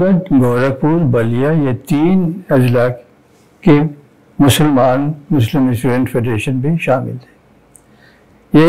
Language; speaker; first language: Urdu; native; Urdu